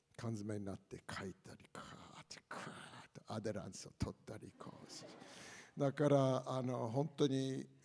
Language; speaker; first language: Japanese; non-native, fluent; English